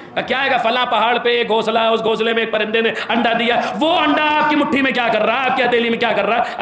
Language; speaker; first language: Hindi; native; Hindi